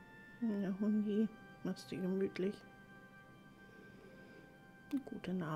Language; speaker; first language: German; native; German